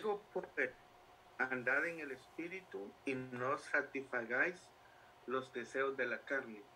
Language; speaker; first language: Spanish; native; Spanish